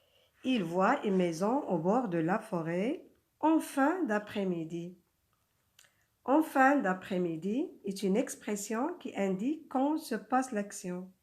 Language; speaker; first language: French; non-native, local second language; Arabic